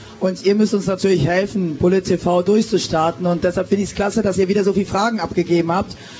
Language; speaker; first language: German; native; German